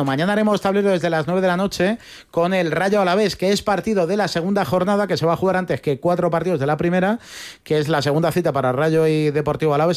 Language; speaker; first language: Spanish; native; Spanish